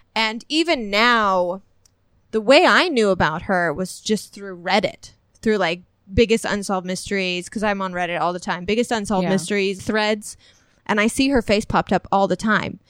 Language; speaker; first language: English; native; English